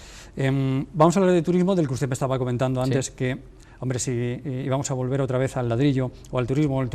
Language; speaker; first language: Spanish; native; Spanish